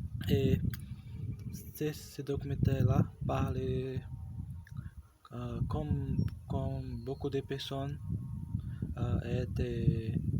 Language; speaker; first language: French; non-native, learner; Portuguese